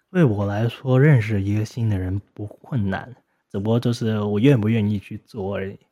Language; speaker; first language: Chinese; non-native, local second language; Cantonese